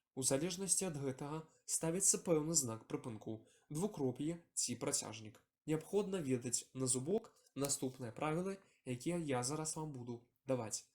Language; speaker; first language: Belarusian; non-native, local second language; Russian